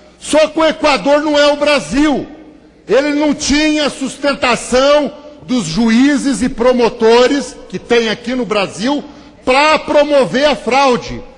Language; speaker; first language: Portuguese; native; Portuguese